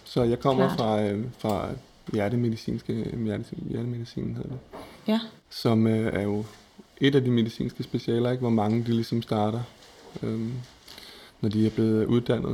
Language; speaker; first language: Danish; native; Danish